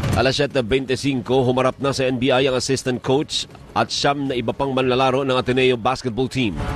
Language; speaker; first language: Filipino; native; Filipino